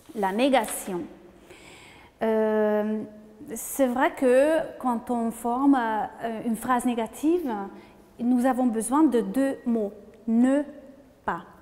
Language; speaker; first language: French; non-native, fluent; Hungarian